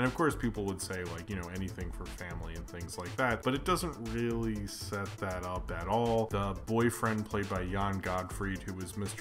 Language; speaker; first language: English; native; English